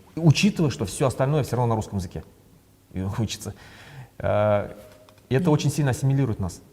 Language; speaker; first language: Russian; non-native, local second language; Bashkir